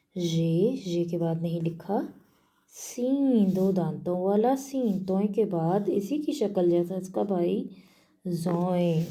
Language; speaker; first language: Urdu; native; Urdu